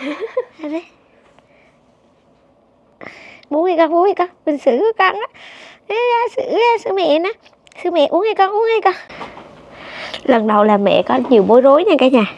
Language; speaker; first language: Vietnamese; native; Vietnamese